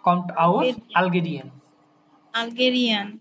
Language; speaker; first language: German; non-native, fluent; Bangla